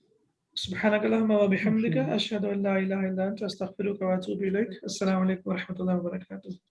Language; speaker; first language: Arabic; non-native, fluent; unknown